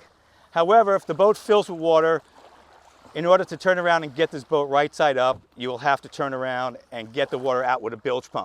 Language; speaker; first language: English; native; English